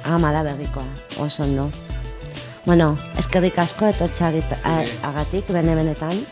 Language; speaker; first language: Basque; non-native, local second language; Spanish